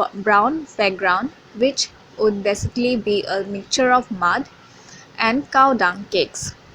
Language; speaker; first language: English; non-native, local second language; Assamese